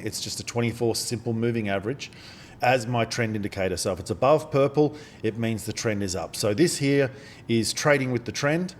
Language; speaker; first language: English; native; English